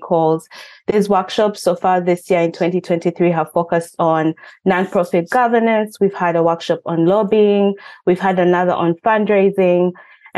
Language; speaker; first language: English; non-native, local second language; Ganda